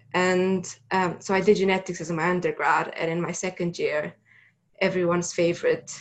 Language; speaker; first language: English; non-native, fluent; Romanian